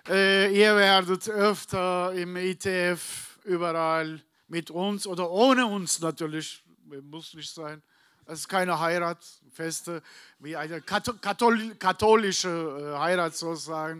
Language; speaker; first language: German; non-native, learner; Turkish